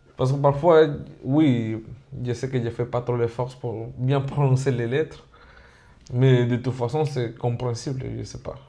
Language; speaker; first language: French; non-native, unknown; Spanish